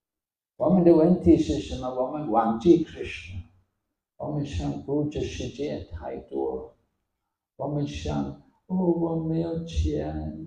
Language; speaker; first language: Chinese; non-native, fluent; English